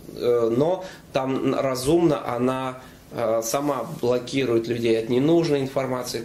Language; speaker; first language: Russian; native; Russian